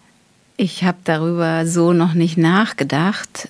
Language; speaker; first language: German; non-native, fluent; French